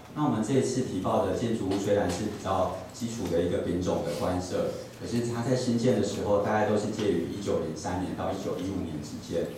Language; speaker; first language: Chinese; native; Chinese